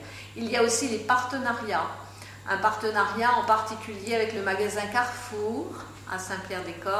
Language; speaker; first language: French; native; French